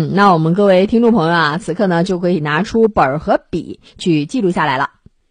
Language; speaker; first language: Chinese; native; Chinese